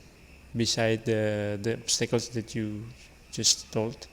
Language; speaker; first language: English; non-native, learner; Indonesian